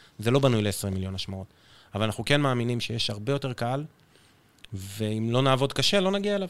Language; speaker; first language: Hebrew; native; Hebrew